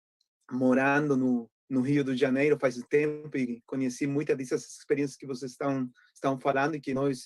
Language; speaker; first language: Portuguese; non-native, fluent; Spanish